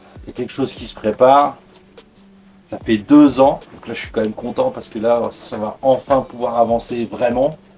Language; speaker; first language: French; native; French